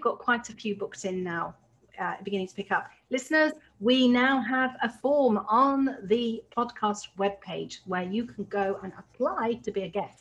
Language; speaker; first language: English; native; English